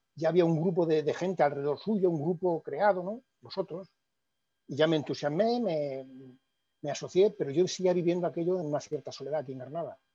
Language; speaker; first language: Spanish; native; Spanish